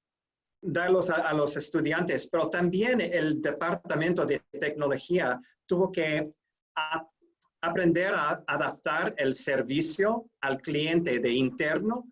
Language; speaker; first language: Spanish; non-native, fluent; English